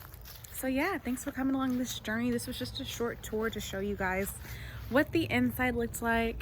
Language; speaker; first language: English; native; English